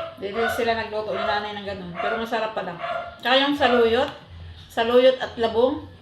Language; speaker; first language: Filipino; non-native, local second language; Cebuano